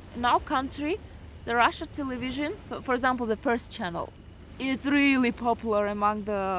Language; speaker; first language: English; non-native, fluent; Russian